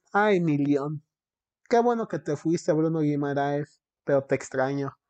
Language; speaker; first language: Spanish; early bilingual, heritage; Spanish